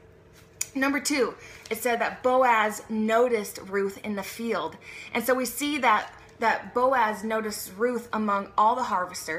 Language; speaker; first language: English; native; English